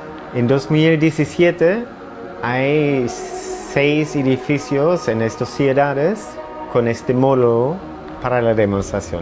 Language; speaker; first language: Spanish; non-native, fluent; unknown